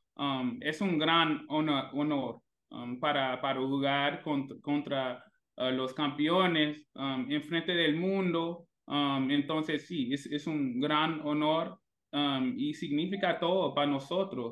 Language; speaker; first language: Spanish; non-native, learner; English